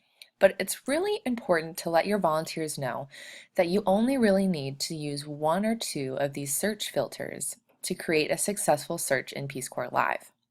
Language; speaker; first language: English; native; English